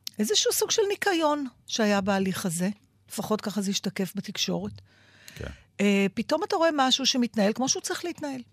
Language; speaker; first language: Hebrew; native; Hebrew